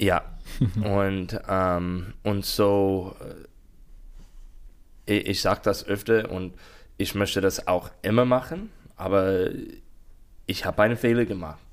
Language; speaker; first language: German; non-native, learner; English